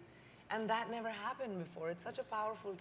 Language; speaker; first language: English; non-native, local second language; Hindi